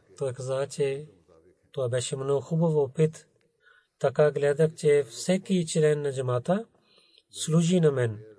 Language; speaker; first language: Bulgarian; non-native, learner; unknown